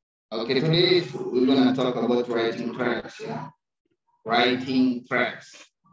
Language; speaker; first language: English; non-native, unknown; Indonesian